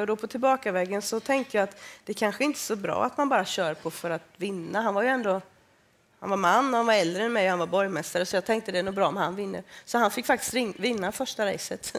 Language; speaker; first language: Swedish; native; Swedish